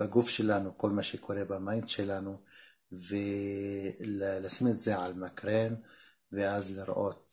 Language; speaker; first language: Hebrew; non-native, local second language; Arabic